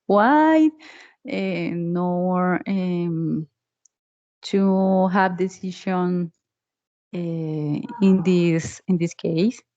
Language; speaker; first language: English; non-native, learner; Spanish